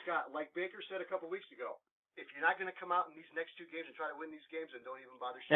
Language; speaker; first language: English; native; English